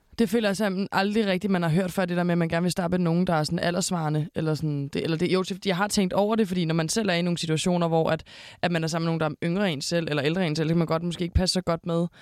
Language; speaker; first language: Danish; native; Danish